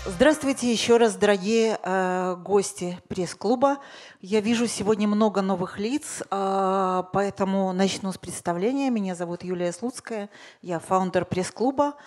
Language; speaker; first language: Russian; native; Russian